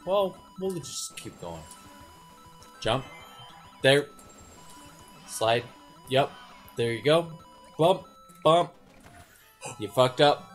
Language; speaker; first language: English; native; English